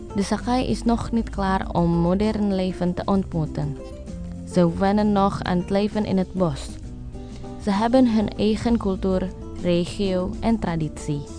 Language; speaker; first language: Dutch; non-native, learner; Indonesian